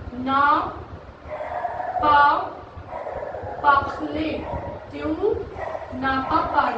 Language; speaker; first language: French; non-native, learner; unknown